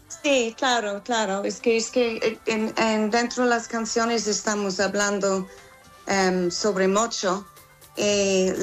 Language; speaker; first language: Spanish; non-native, fluent; English